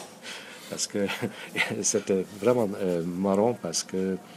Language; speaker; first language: French; non-native, fluent; Hungarian